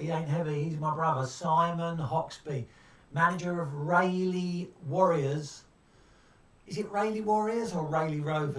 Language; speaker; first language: English; native; English